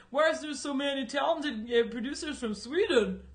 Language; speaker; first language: English; non-native, fluent; Swedish